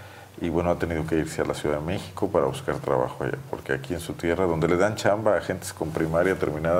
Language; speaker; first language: Spanish; native; Spanish